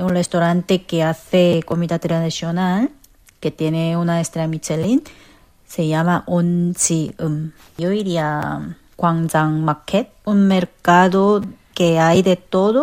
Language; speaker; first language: Spanish; non-native, learner; Korean